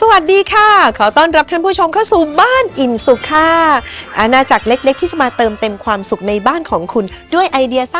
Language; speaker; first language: Thai; native; Thai